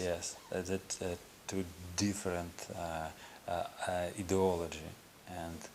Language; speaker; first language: English; non-native, learner; Ukrainian